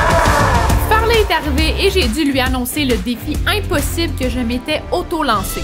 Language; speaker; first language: French; native; French